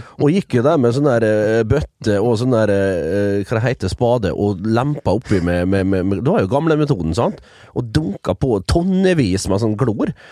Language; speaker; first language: Norwegian; early bilingual, other home language; Dutch